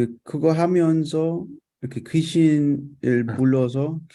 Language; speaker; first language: Korean; non-native, fluent; Spanish